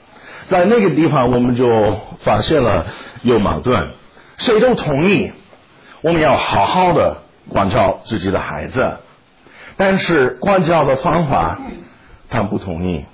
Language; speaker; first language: Chinese; non-native, fluent; English